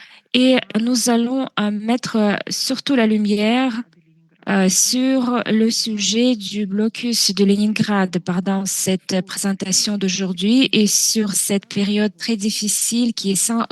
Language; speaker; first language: French; non-native, fluent; Russian